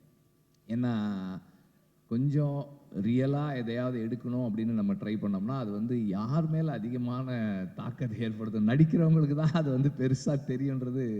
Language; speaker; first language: Tamil; native; Tamil